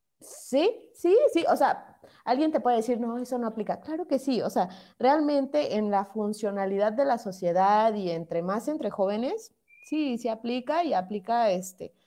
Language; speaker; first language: Spanish; native; Spanish